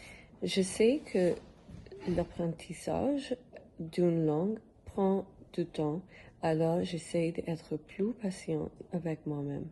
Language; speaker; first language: French; non-native, learner; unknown